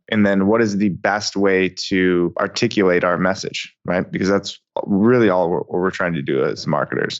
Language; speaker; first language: English; native; English